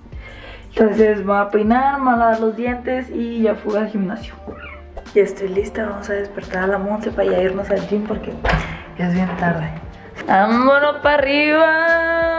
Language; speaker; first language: Spanish; native; Spanish